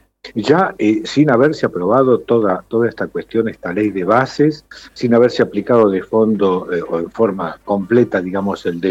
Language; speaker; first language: Spanish; native; Spanish